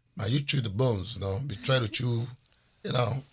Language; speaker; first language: English; non-native, local second language; Ewe